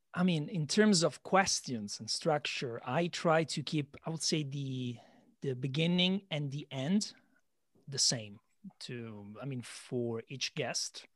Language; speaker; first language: English; non-native, fluent; Italian